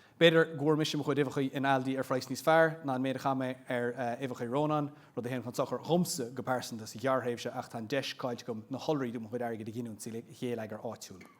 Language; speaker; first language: Irish; non-native, local second language; English